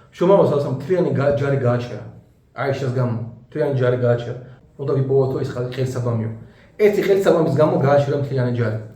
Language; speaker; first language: Georgian; non-native, local second language; Azerbaijani